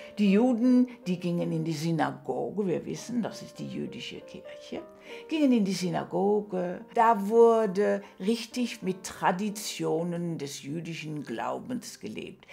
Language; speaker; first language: German; early bilingual, heritage; German